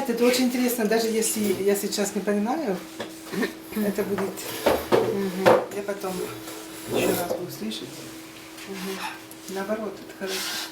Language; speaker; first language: Russian; non-native, fluent; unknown